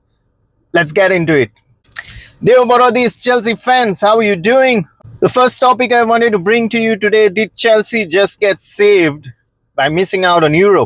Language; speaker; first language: English; non-native, local second language; Konkani